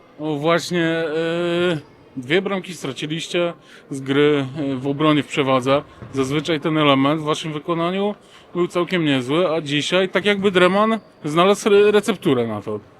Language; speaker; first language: Polish; native; Polish